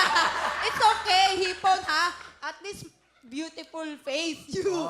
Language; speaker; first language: English; non-native, local second language; Filipino